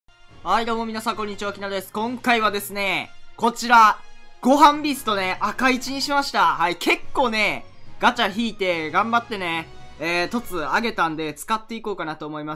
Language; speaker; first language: Japanese; native; Japanese